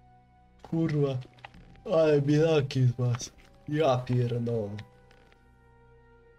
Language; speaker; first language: Polish; native; Polish